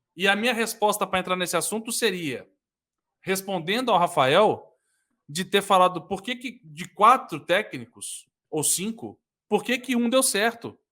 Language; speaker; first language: Portuguese; native; Portuguese